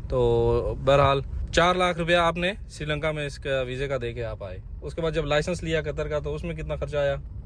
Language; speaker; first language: Hindi; native; Hindi